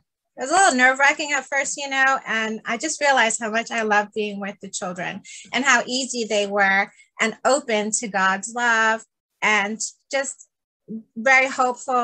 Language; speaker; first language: English; early bilingual, other home language; Spanish